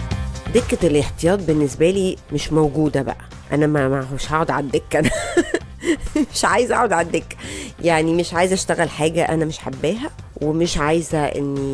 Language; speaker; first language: Arabic; native; Arabic